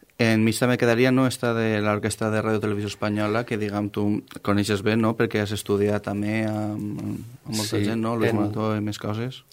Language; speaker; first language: Catalan; native; Catalan